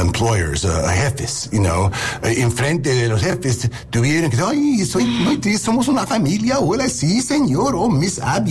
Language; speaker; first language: Spanish; non-native, learner; English